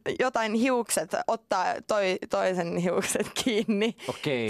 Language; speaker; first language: Finnish; non-native, local second language; Swedish